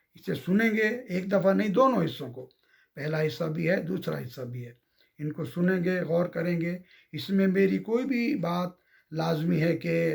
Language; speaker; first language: Urdu; native; Urdu